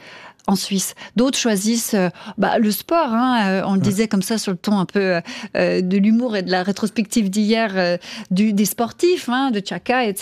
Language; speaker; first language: French; native; French